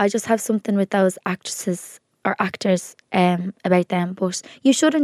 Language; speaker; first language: English; native; English